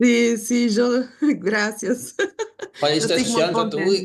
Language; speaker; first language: Catalan; non-native, fluent; Portuguese